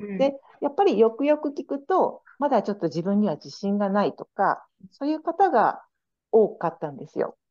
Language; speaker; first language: Japanese; native; Japanese